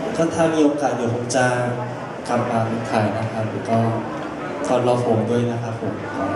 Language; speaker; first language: Thai; non-native, learner; Korean